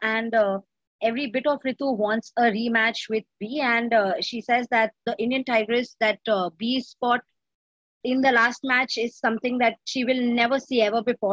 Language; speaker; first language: English; non-native, local second language; Hindi